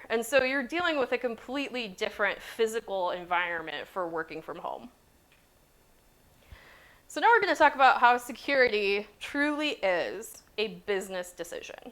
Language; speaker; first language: English; native; English